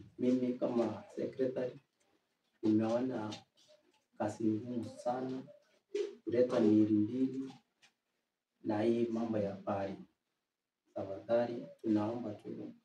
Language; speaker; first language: Swahili; non-native, local second language; Gusii